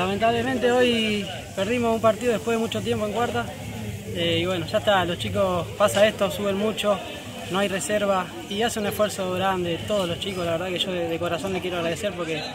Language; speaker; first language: Spanish; native; Spanish